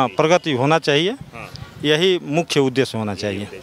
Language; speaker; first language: Hindi; native; Hindi